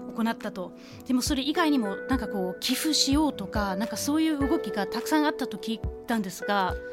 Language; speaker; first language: Japanese; non-native, fluent; German